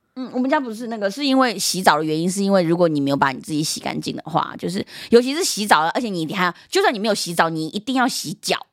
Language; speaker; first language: Chinese; early bilingual, heritage; Chinese